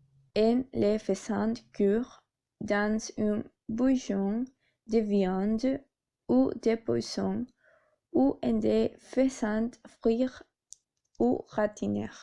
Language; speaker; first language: French; non-native, learner; Spanish